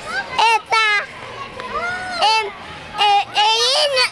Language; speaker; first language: Basque; non-native, local second language; Spanish